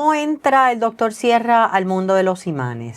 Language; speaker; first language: Spanish; native; Spanish